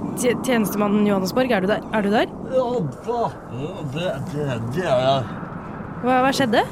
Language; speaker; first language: Norwegian; native; Norwegian